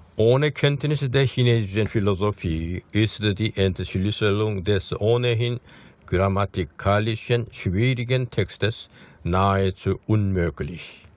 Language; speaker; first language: German; non-native, fluent; Korean